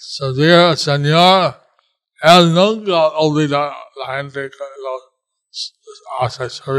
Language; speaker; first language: Spanish; non-native, learner; English